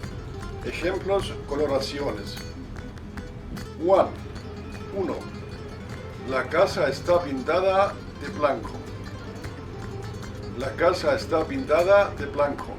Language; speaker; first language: Spanish; non-native, fluent; English